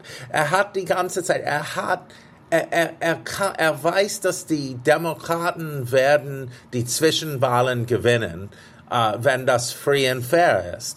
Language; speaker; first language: German; non-native, fluent; English